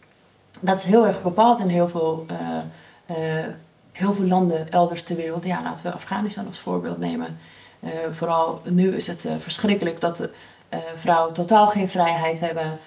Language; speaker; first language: Dutch; early bilingual, other home language; Persian